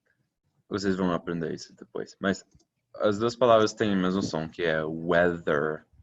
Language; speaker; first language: Portuguese; non-native, fluent; English